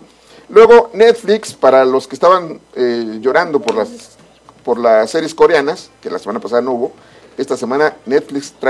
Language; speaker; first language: Spanish; native; Spanish